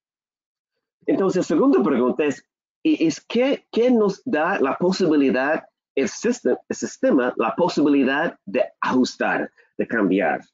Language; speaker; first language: Spanish; non-native, learner; English